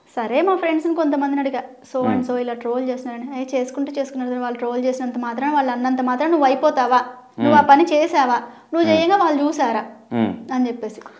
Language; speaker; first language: Telugu; non-native, local second language; Hindi